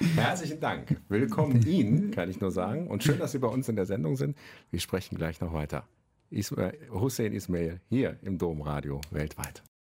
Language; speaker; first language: German; native; German